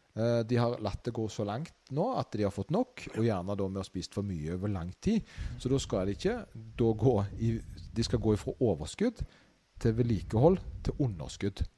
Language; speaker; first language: Norwegian; native; Norwegian